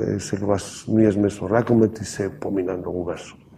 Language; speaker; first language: Macedonian; non-native, learner; Spanish